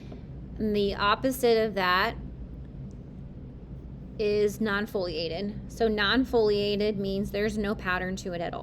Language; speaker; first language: English; native; English